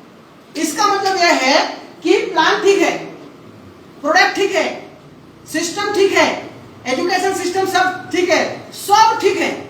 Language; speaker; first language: Hindi; non-native, local second language; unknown